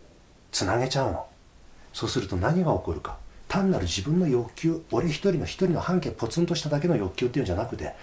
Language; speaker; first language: Japanese; native; Japanese